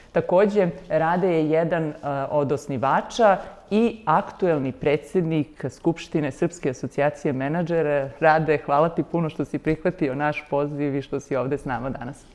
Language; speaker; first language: Serbian; native; Serbian